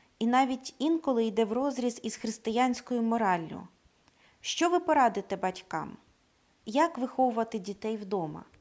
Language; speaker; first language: Ukrainian; native; Ukrainian